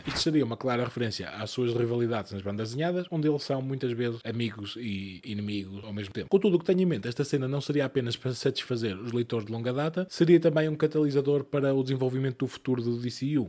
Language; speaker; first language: Portuguese; native; Portuguese